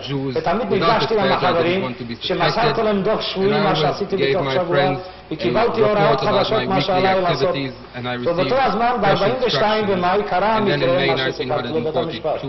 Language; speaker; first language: Hebrew; non-native, fluent; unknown